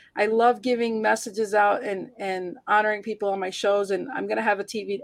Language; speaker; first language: English; early bilingual, heritage; Spanish